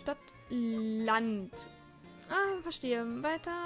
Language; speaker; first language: German; native; German